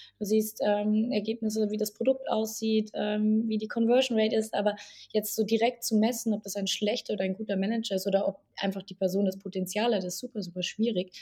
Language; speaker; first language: German; native; German